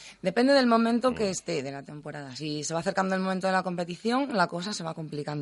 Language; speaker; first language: Spanish; native; Spanish